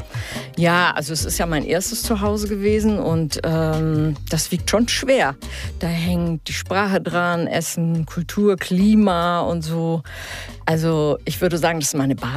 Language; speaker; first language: German; early bilingual, heritage; German